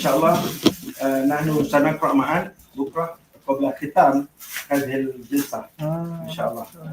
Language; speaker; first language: Arabic; non-native, fluent; Malay